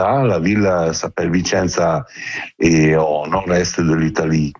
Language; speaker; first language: French; non-native, learner; Italian